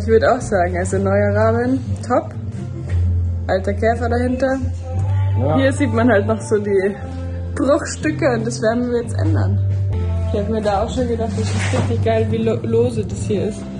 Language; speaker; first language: German; native; German